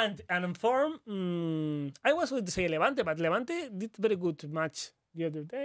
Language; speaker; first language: English; non-native, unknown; Spanish